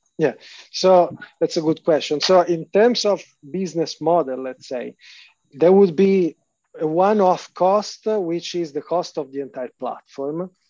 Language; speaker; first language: English; non-native, fluent; Italian